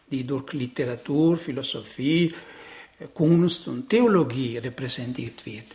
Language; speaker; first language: German; non-native, fluent; Italian